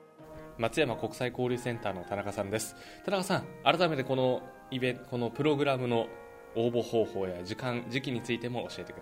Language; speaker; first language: Japanese; native; Japanese